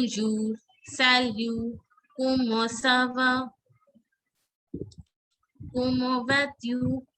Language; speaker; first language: French; non-native, fluent; Hindi